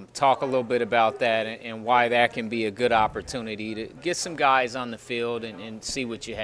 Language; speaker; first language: English; native; English